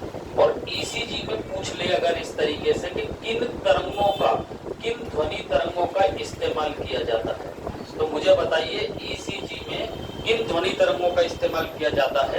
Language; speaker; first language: Hindi; native; Hindi